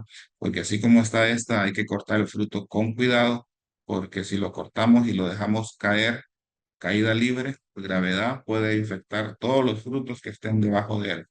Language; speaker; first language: Spanish; native; Spanish